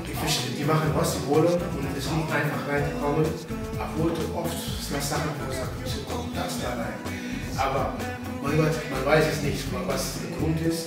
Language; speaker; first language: German; non-native, fluent; Papiamento